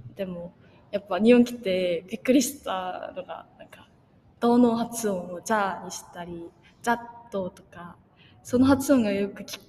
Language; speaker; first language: Japanese; non-native, fluent; Korean